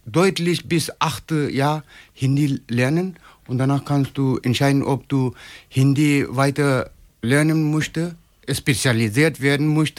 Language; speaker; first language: German; non-native, learner; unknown